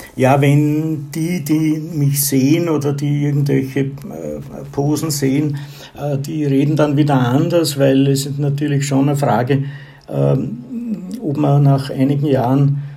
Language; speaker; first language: German; native; German